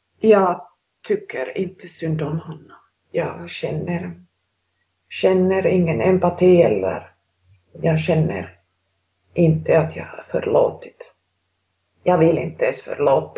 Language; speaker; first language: Swedish; non-native, local second language; Finnish